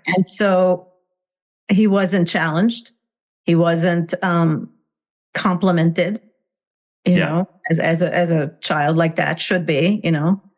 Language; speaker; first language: English; non-native, fluent; Hungarian